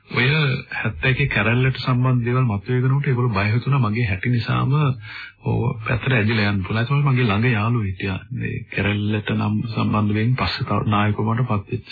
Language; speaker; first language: Sinhala; native; Sinhala